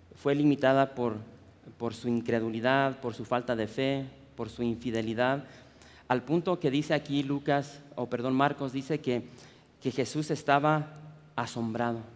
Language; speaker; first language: Spanish; early bilingual, heritage; Spanish